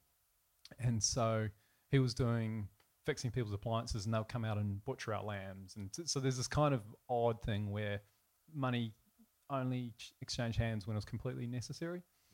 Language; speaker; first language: English; native; English